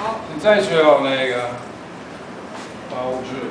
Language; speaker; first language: Chinese; non-native, learner; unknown